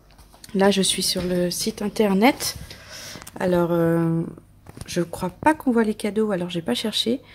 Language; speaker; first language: French; native; French